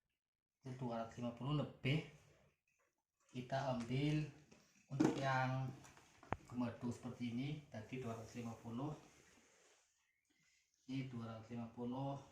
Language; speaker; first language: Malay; non-native, local second language; Javanese